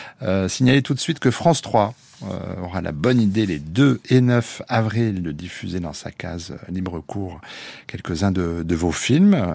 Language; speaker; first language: French; native; French